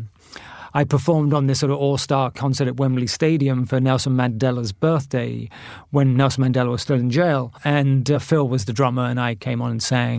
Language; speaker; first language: English; native; English